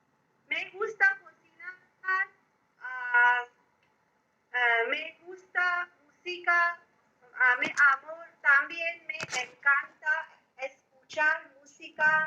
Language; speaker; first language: Spanish; non-native, learner; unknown